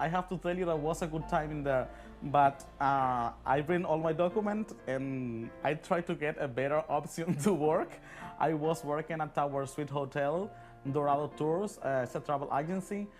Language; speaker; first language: English; non-native, learner; Spanish